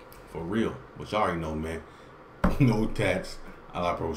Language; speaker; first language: English; native; English